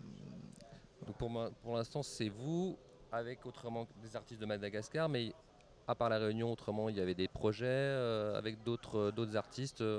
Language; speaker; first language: French; native; French